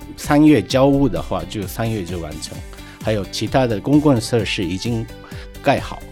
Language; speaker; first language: Chinese; non-native, fluent; Japanese